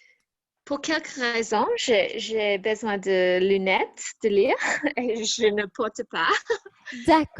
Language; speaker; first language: French; non-native, learner; English